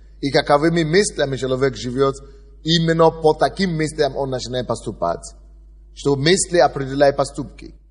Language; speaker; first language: Russian; non-native, fluent; Yoruba